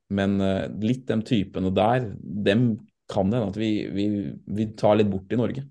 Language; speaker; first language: Norwegian; native; Norwegian